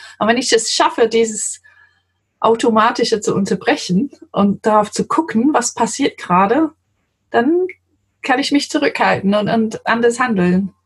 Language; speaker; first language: German; non-native, fluent; English